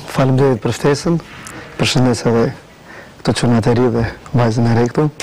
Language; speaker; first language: Albanian; early bilingual, heritage; Albanian